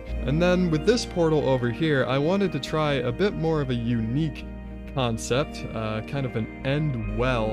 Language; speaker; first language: English; native; English